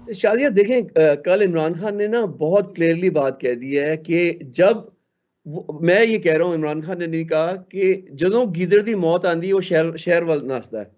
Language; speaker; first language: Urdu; native; Urdu